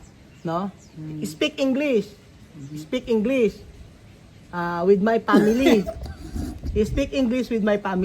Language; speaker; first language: English; non-native, learner; Filipino